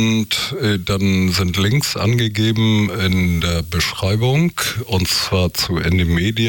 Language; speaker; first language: German; native; German